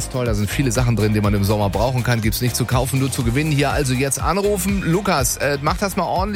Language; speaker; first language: German; native; German